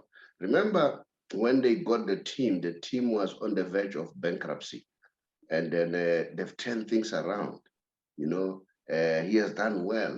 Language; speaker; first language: English; non-native, local second language; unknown